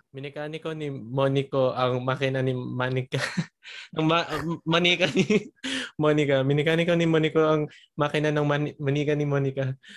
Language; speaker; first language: Filipino; early bilingual, heritage; Filipino